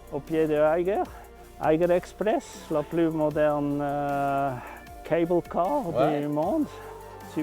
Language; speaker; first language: French; non-native, learner; German